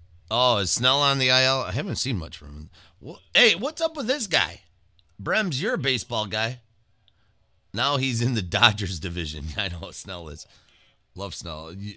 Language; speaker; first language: English; native; English